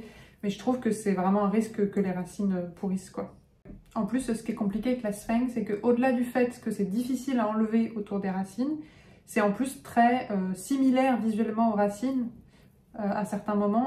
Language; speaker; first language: French; native; French